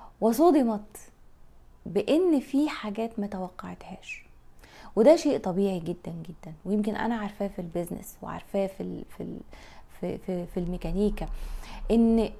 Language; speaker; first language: Arabic; native; Arabic